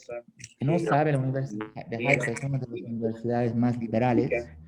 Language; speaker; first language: Spanish; non-native, fluent; Hungarian